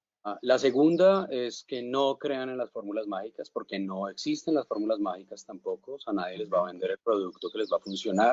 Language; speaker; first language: Spanish; native; Spanish